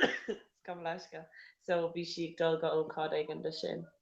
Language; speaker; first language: Irish; non-native, local second language; English